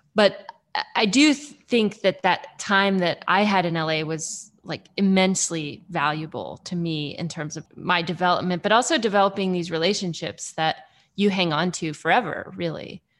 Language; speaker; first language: English; native; English